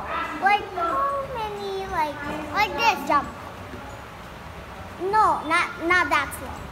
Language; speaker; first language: English; early bilingual, other home language; Indonesian